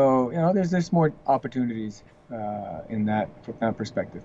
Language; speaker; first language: English; early bilingual, other home language; Chinese